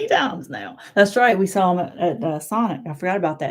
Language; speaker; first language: English; native; English